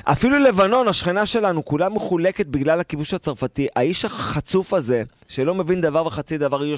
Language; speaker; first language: Hebrew; native; Hebrew